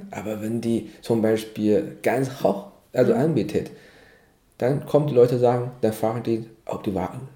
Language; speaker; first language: German; non-native, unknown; Chinese